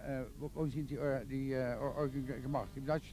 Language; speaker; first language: German; non-native, learner; Dutch